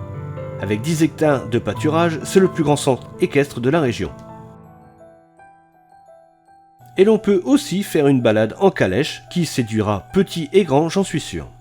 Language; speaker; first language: French; native; French